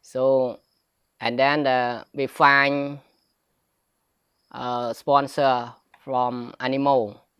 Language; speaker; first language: English; non-native, learner; Khmer